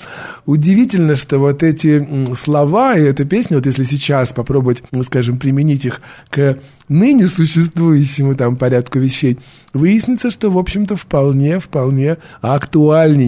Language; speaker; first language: Russian; native; Russian